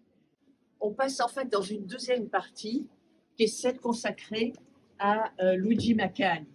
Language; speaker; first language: French; native; French